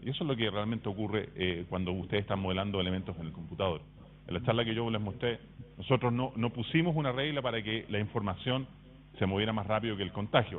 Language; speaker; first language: Spanish; native; Spanish